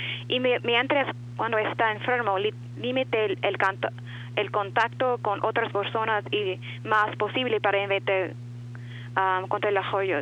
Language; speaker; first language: Spanish; non-native, learner; English